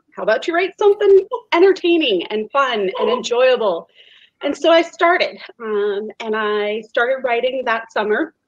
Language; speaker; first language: English; native; English